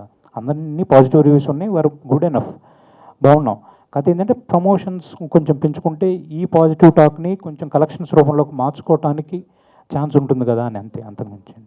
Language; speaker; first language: Telugu; native; Telugu